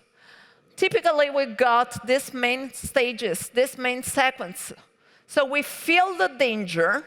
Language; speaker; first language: English; non-native, fluent; Italian